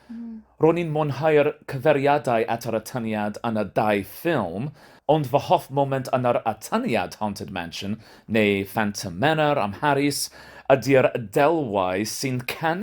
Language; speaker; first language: Welsh; non-native, learner; English